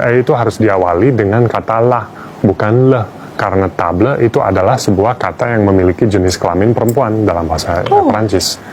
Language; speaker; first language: Indonesian; non-native, fluent; English